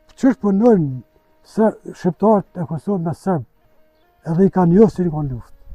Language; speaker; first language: Albanian; native; Albanian